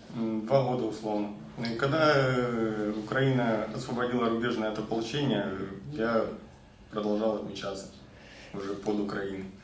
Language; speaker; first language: Russian; non-native, local second language; Ukrainian